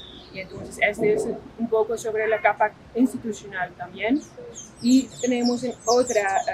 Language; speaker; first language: Spanish; non-native, fluent; Dutch